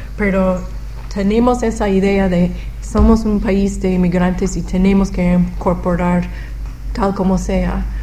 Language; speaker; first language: Spanish; non-native, fluent; English